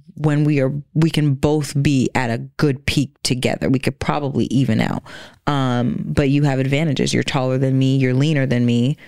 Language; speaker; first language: English; native; English